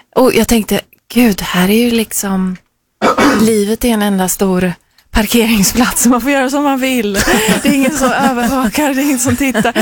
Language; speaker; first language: Swedish; early bilingual, other home language; Persian